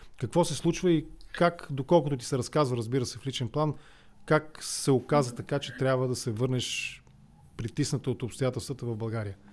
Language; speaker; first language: Bulgarian; native; Bulgarian